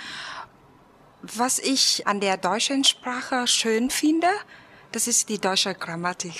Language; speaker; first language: German; non-native, fluent; Vietnamese